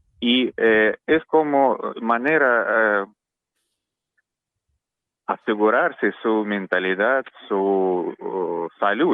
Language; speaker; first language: Spanish; non-native, learner; Russian